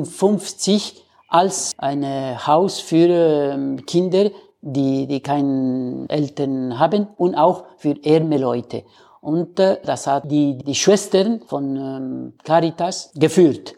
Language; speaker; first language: German; non-native, learner; Spanish